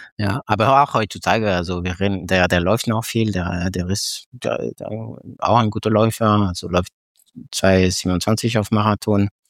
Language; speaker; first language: German; non-native, fluent; French